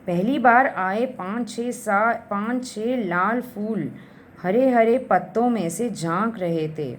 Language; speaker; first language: Hindi; non-native, local second language; Malayalam